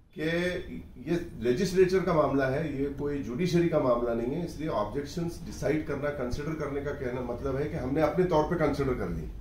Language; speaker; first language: Hindi; non-native, local second language; Urdu